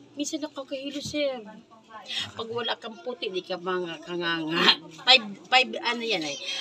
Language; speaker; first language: Filipino; non-native, local second language; Bikol